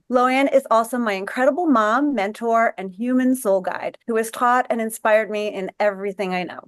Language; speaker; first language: English; native; English